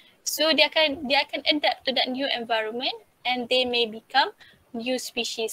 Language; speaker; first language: English; non-native, local second language; Malay